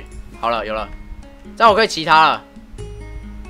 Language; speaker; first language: Chinese; native; Chinese